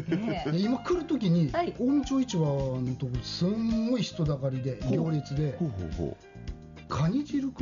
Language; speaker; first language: Japanese; native; Japanese